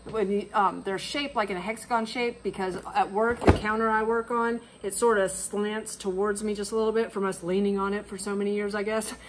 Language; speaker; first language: English; native; English